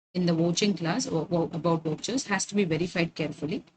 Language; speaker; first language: English; non-native, local second language; Kannada